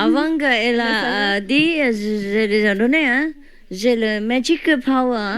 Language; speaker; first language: French; non-native, learner; Vietnamese